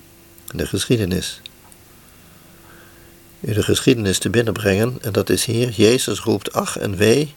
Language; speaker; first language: Dutch; native; Dutch